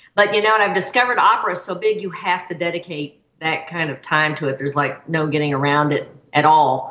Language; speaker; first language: English; native; English